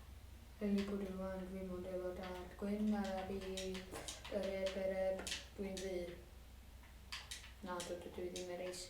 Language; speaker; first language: Welsh; native; Welsh